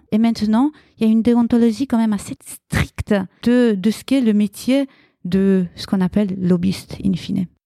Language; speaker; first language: French; early bilingual, other home language; Romanian